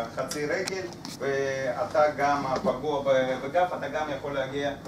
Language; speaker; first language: Hebrew; non-native, fluent; Russian